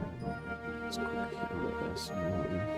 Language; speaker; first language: German; native; German